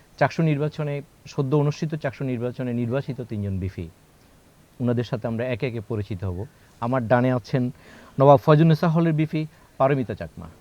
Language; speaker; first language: Bangla; native; Bangla